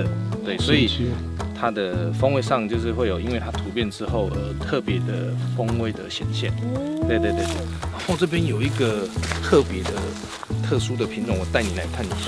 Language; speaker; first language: Chinese; native; Chinese